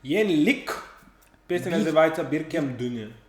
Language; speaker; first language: Russian; non-native, fluent; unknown